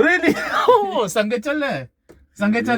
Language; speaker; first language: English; non-native, local second language; Filipino